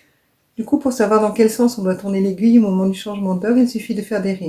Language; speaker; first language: French; native; French